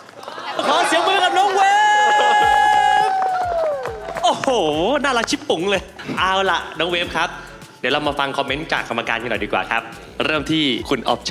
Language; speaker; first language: Thai; native; Thai